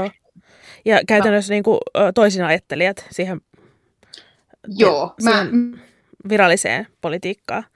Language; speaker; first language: Finnish; native; Finnish